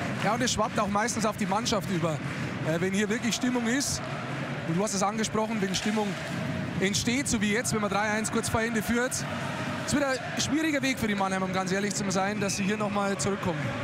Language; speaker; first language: German; native; German